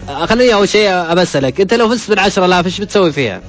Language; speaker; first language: Arabic; native; Arabic